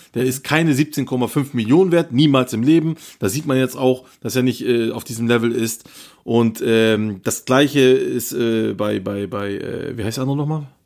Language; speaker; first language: German; early bilingual, other home language; Turkish